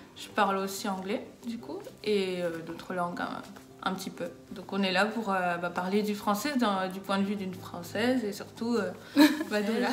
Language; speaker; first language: French; native; French